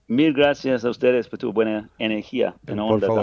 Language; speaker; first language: Spanish; non-native, learner; English